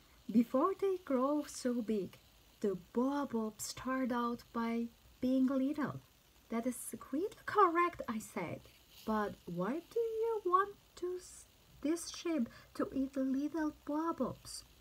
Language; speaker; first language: English; non-native, fluent; Turkish